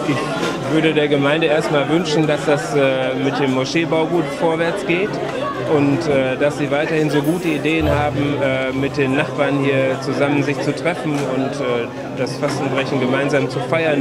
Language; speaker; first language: German; native; German